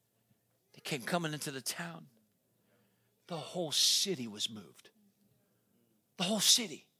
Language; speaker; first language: English; native; English